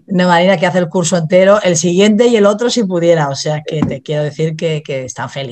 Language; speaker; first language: Spanish; native; Spanish